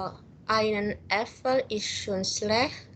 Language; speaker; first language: German; non-native, learner; Indonesian